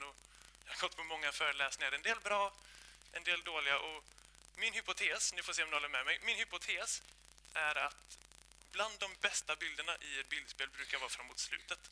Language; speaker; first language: Swedish; native; Swedish